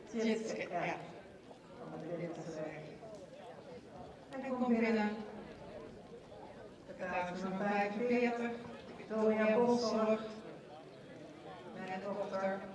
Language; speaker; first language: Dutch; native; Dutch